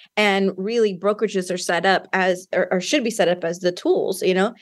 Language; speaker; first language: English; native; English